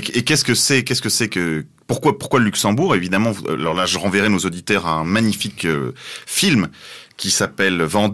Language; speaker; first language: French; native; French